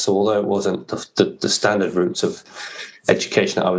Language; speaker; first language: English; native; English